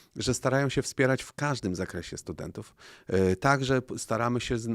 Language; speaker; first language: Polish; native; Polish